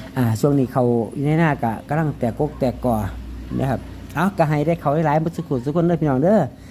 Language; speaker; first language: Thai; native; Thai